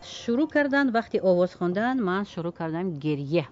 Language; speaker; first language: Persian; native; Persian